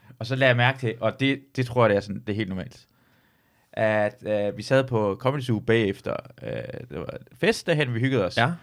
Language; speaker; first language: Danish; native; Danish